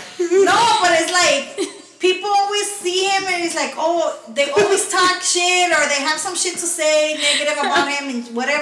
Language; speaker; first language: English; early bilingual, other home language; Spanish